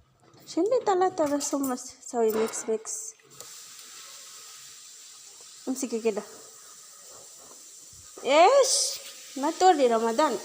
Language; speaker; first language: Arabic; non-native, learner; Bangla